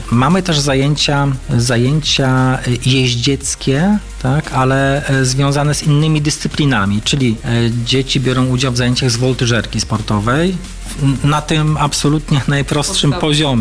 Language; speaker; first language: Polish; native; Polish